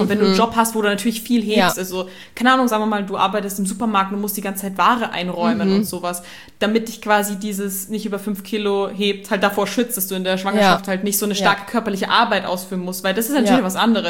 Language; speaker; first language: German; native; German